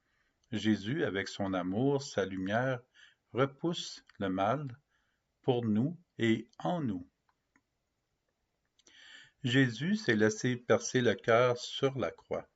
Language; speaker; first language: French; native; French